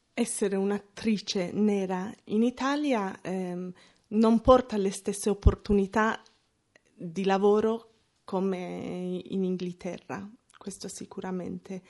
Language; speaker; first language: Italian; non-native, fluent; English